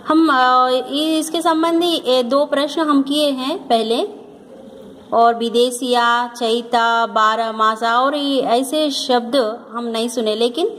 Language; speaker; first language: Hindi; non-native, local second language; Telugu